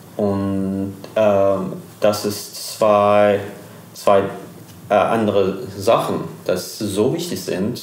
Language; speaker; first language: German; non-native, learner; Persian